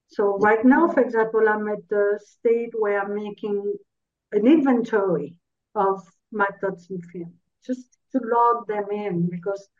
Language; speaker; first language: English; non-native, fluent; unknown